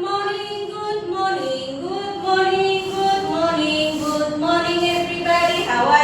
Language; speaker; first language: English; non-native, learner; Indonesian